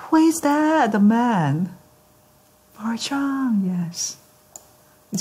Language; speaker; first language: English; non-native, fluent; Korean